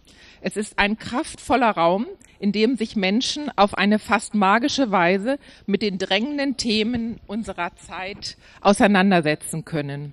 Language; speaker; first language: German; native; German